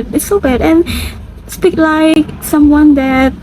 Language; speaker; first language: English; non-native, learner; Khmer